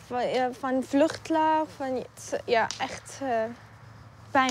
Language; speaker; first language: Dutch; non-native, learner; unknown